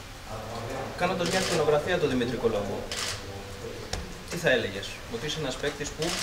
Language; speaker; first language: Greek; native; Greek